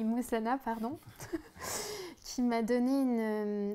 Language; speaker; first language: French; native; French